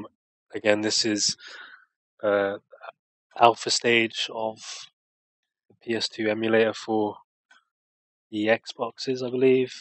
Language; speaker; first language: English; native; English